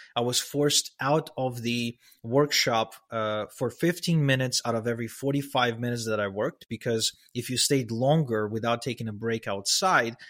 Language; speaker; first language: English; early bilingual, other home language; Hebrew